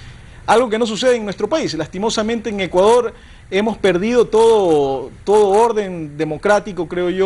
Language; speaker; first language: Spanish; native; Spanish